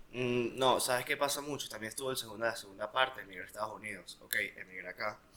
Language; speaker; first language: Spanish; native; Spanish